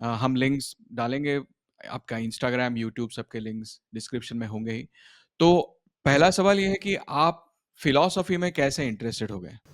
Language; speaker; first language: Hindi; non-native, local second language; Marathi